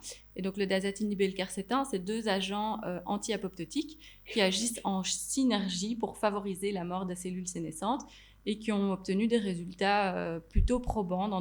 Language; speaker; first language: French; native; French